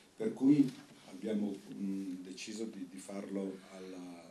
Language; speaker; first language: Italian; native; Italian